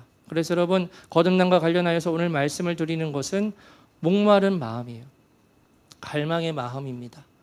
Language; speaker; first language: Korean; native; Korean